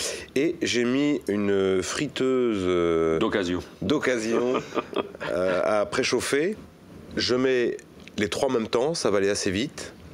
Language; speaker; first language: French; native; French